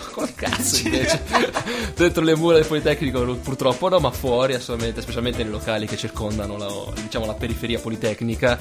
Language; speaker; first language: Italian; native; Italian